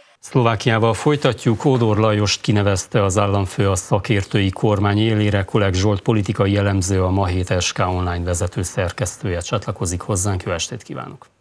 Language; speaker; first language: Hungarian; native; Hungarian